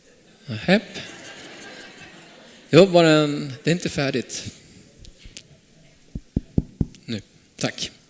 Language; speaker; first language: Swedish; non-native, learner; Spanish